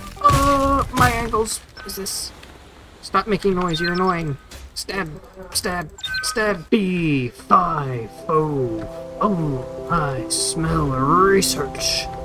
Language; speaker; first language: English; native; English